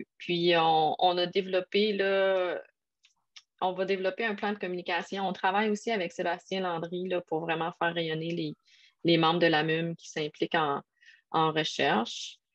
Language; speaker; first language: French; native; French